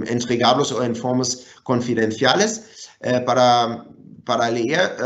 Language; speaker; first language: Spanish; non-native, fluent; German